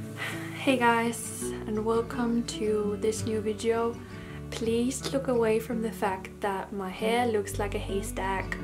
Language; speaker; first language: English; non-native, fluent; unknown